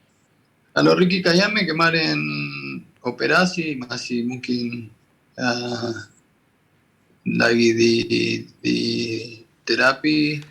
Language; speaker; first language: Indonesian; non-native, fluent; Spanish